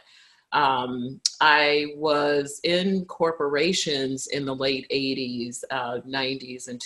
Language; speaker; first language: English; native; English